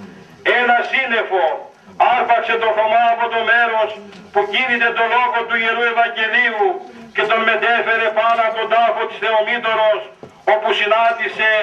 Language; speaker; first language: Greek; native; Greek